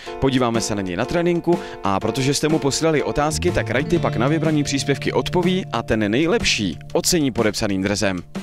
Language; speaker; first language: Czech; native; Czech